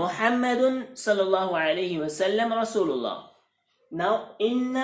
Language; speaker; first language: Arabic; non-native, fluent; Urdu